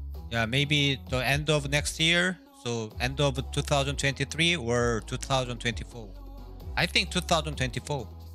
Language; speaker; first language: English; non-native, fluent; Korean